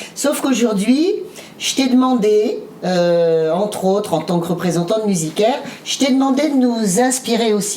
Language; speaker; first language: French; native; French